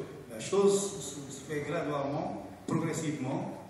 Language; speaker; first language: French; non-native, fluent; Portuguese